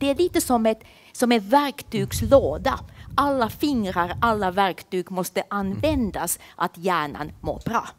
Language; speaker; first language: Swedish; non-native, fluent; Finnish